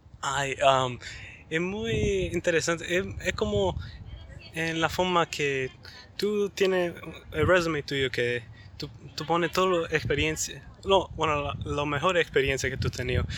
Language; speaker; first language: Spanish; early bilingual, heritage; Spanish